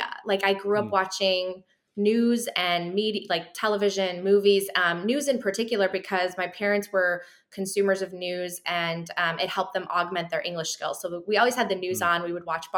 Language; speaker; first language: English; native; English